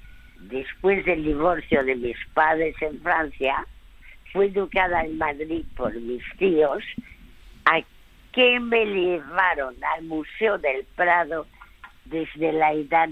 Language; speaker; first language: Spanish; early bilingual, other home language; French